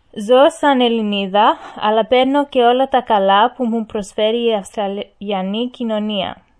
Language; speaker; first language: Greek; early bilingual, heritage; Greek